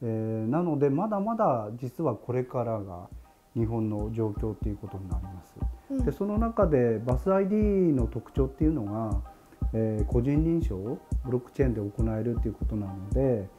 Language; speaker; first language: Japanese; native; Japanese